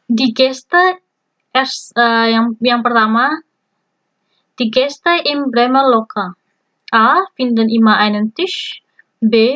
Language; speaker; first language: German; non-native, fluent; Indonesian